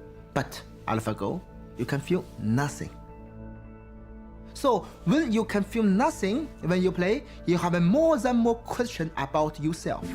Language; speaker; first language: English; non-native, learner; Chinese